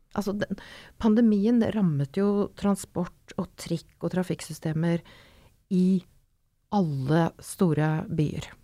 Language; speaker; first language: Norwegian; native; Norwegian